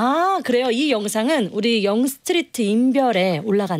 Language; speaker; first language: Korean; native; Korean